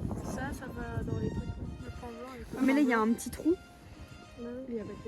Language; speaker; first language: French; native; French